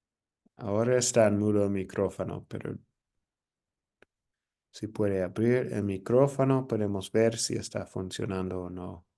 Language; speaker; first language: Spanish; non-native, fluent; English